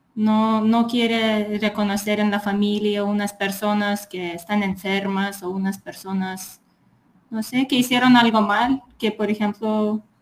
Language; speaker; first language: Spanish; non-native, fluent; Lithuanian